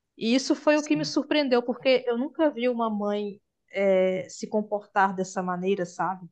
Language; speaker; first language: Portuguese; native; Portuguese